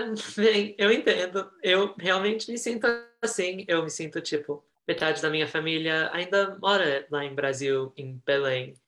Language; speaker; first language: Portuguese; early bilingual, heritage; Portuguese